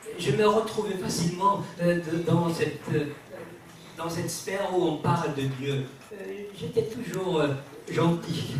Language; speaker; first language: French; non-native, local second language; Kabyle